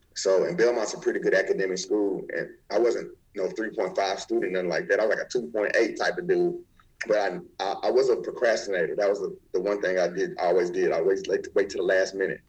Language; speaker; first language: English; native; English